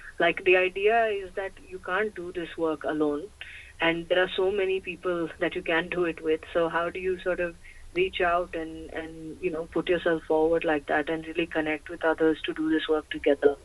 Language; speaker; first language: English; early bilingual, other home language; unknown